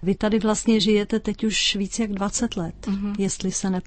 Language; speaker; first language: Czech; native; Czech